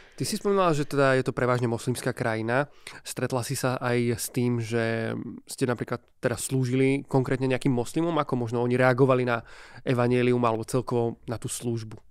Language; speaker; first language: Slovak; native; Slovak